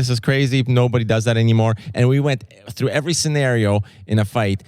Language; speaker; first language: English; native; English